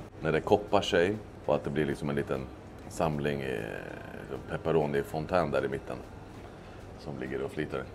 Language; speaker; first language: Swedish; native; Swedish